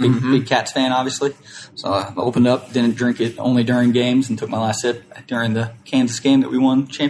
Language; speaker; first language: English; native; English